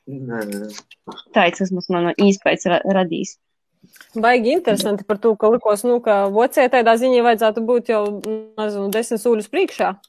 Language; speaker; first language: Latvian; native; Latvian